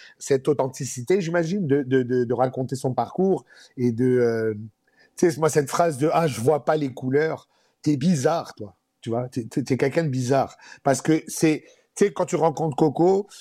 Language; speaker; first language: French; native; French